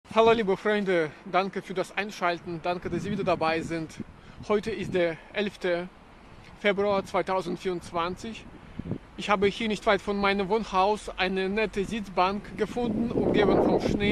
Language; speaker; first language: German; non-native, fluent; Russian